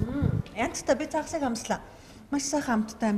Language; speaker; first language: Mongolian; native; Mongolian